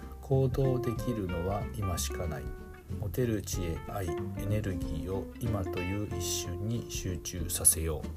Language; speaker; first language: Japanese; native; Japanese